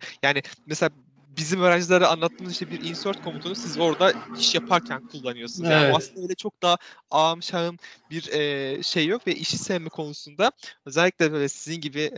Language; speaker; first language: Turkish; native; Turkish